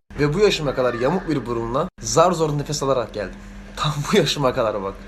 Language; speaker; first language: Turkish; native; Turkish